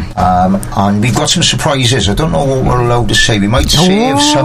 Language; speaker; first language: English; native; English